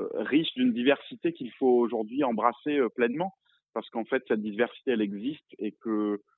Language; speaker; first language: French; native; French